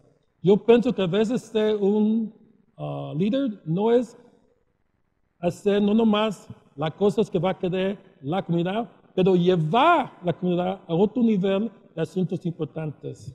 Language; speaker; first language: Spanish; early bilingual, heritage; Spanish